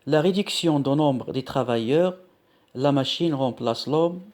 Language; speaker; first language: French; non-native, local second language; Arabic